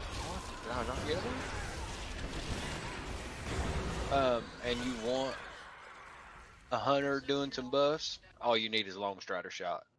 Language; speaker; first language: English; native; English